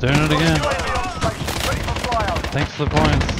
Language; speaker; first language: English; native; English